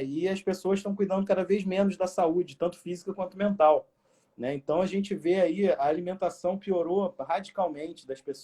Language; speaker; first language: Portuguese; native; Portuguese